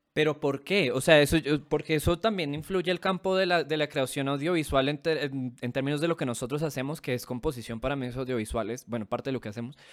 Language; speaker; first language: Spanish; native; Spanish